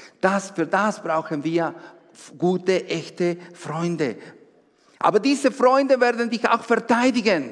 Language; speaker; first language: German; non-native, fluent; Spanish